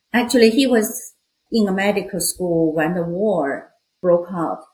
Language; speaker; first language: English; non-native, fluent; Chinese